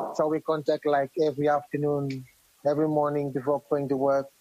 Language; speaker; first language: English; non-native, fluent; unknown